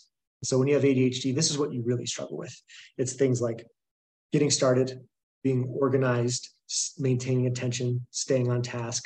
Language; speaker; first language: English; native; English